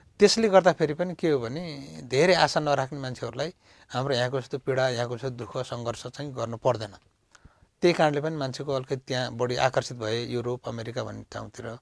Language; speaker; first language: Nepali; native; Nepali